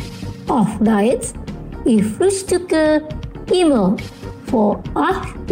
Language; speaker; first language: German; non-native, fluent; Indonesian